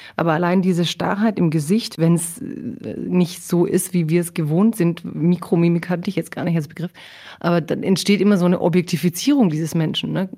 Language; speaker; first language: German; early bilingual, other home language; Croatian